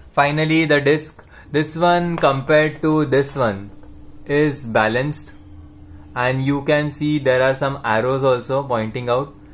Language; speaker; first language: English; non-native, local second language; Hindi